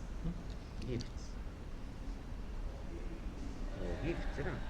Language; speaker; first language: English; non-native, learner; Spanish